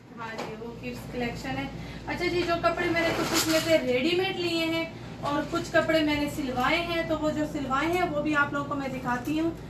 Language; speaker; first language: Urdu; native; Urdu